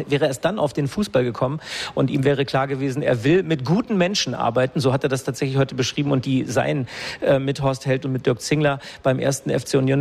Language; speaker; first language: German; native; German